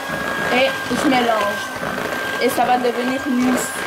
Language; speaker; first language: French; non-native, fluent; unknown